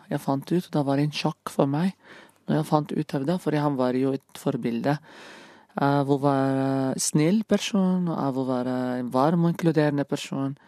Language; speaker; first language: Norwegian; non-native, fluent; Arabic